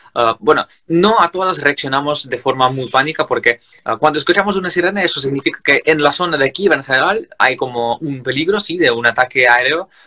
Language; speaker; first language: Spanish; non-native, fluent; Russian